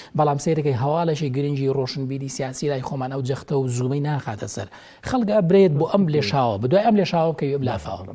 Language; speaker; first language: Central Kurdish; native; Central Kurdish